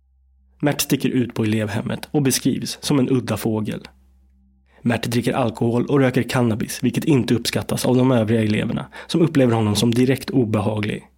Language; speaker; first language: Swedish; native; Swedish